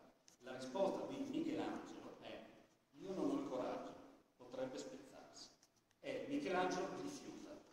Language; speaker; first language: Italian; native; Italian